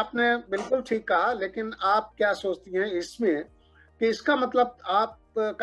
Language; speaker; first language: Hindi; native; Hindi